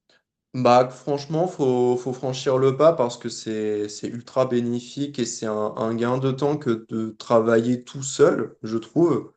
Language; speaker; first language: French; native; French